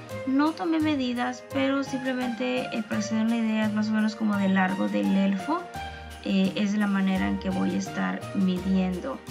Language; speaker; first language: Spanish; native; Spanish